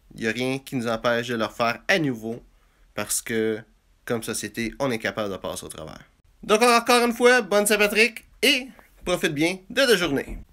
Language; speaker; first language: French; native; French